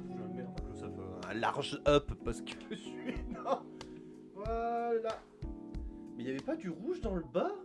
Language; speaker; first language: French; native; French